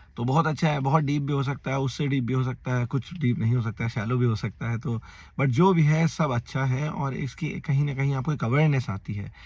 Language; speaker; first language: Hindi; native; Hindi